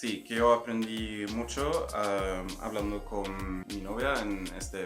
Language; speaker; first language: Spanish; non-native, fluent; Swedish